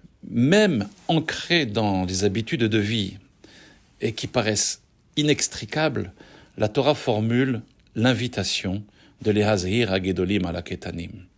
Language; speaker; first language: French; native; French